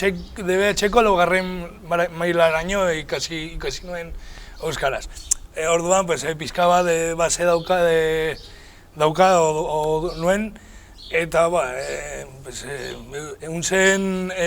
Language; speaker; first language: Basque; non-native, local second language; Spanish